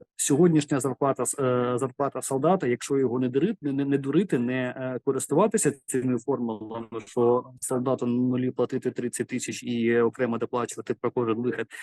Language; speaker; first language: Ukrainian; native; Ukrainian